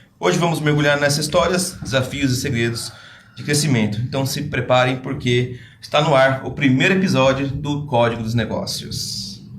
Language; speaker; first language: Portuguese; native; Portuguese